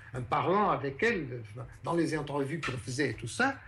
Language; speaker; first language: French; non-native, fluent; Portuguese